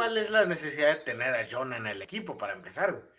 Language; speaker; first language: Spanish; native; Spanish